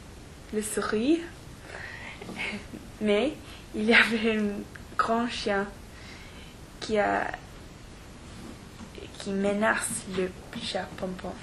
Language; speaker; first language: French; non-native, learner; English